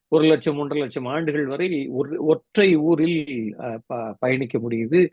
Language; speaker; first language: Tamil; non-native, local second language; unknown